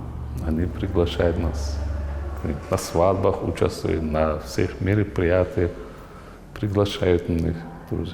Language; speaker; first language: Russian; non-native, local second language; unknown